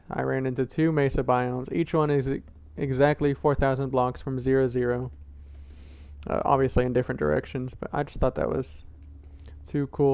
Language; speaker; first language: English; native; English